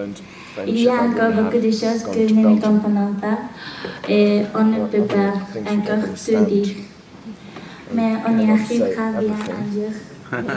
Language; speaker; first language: French; non-native, fluent; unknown